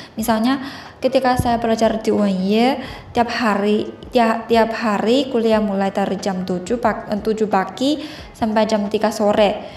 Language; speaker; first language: Indonesian; non-native, fluent; Chinese